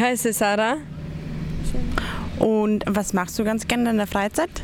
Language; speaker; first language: German; native; German